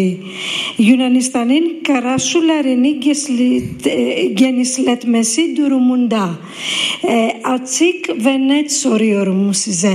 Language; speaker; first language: Turkish; non-native, fluent; Greek